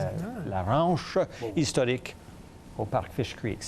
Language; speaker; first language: French; native; French